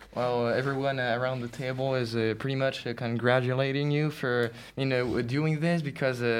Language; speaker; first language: English; non-native, fluent; French